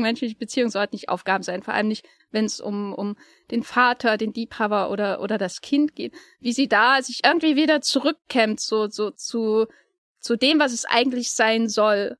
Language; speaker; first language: German; native; German